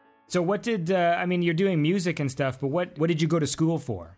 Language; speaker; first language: English; native; English